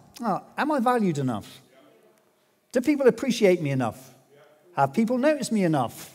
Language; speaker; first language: English; native; English